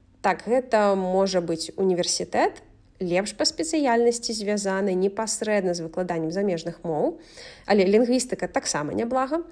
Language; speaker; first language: Belarusian; native; Belarusian